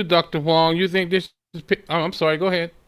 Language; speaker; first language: English; native; English